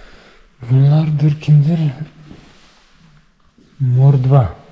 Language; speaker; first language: Turkish; non-native, learner; Bashkir